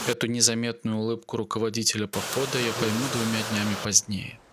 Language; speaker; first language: Russian; native; Russian